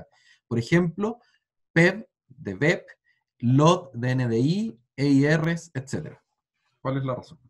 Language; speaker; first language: Spanish; native; Spanish